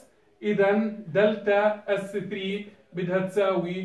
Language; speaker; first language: Arabic; native; Arabic